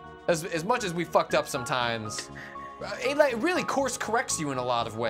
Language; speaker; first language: English; native; English